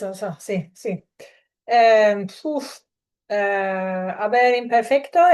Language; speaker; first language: Spanish; non-native, learner; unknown